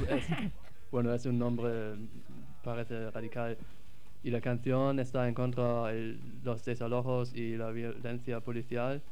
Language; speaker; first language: Spanish; non-native, fluent; German